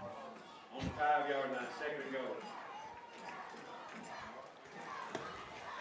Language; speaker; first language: English; native; English